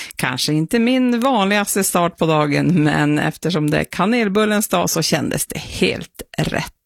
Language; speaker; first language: Swedish; native; Swedish